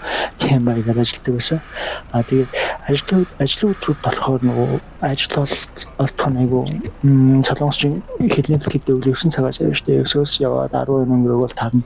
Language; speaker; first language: Mongolian; native; Mongolian